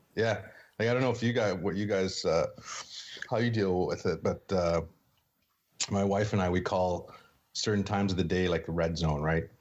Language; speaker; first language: English; native; English